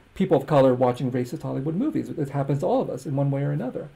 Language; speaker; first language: English; native; English